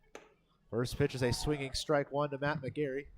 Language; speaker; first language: English; native; English